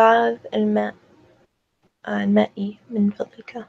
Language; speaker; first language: Arabic; non-native, learner; English